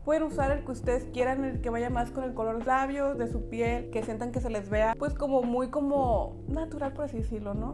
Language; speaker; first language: Spanish; native; Spanish